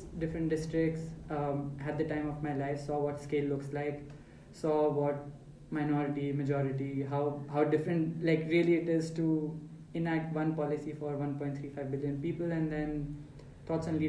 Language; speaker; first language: English; non-native, local second language; Hindi